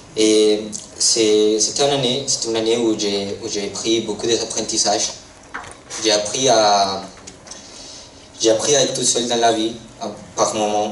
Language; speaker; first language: French; non-native, fluent; Spanish